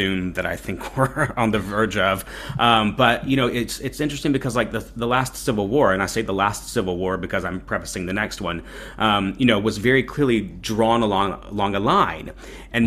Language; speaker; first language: English; native; English